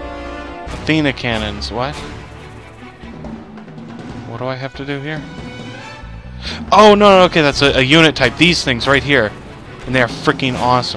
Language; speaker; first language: English; native; English